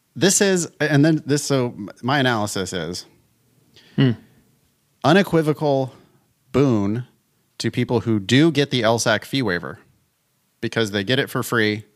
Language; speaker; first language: English; native; English